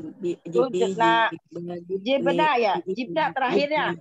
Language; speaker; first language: Arabic; non-native, learner; Indonesian